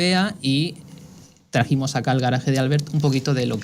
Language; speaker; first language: Spanish; native; Spanish